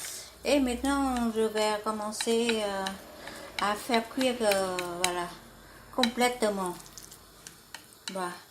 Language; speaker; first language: French; non-native, learner; Vietnamese